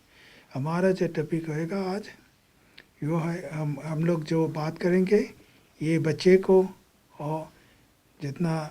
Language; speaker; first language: Hindi; non-native, local second language; Bangla